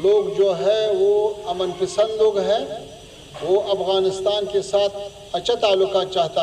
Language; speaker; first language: Hindi; non-native, fluent; Pashto